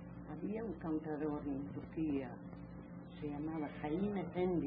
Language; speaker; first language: Spanish; native; Spanish